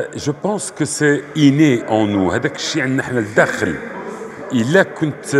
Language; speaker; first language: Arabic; native; Arabic